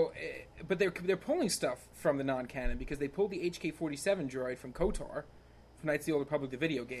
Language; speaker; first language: English; native; English